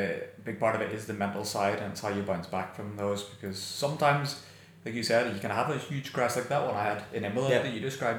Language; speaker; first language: English; native; English